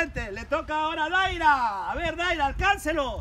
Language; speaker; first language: Spanish; native; Spanish